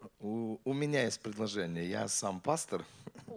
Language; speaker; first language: Russian; native; Russian